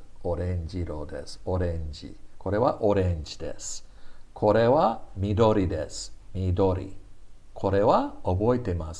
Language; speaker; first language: Japanese; non-native, fluent; English